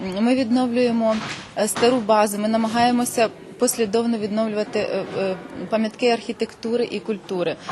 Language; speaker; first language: Ukrainian; native; Ukrainian